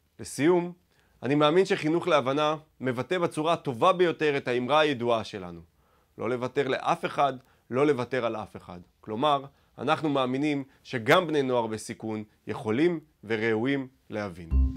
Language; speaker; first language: Hebrew; native; Hebrew